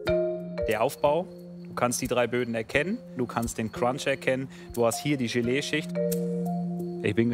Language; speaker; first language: German; native; German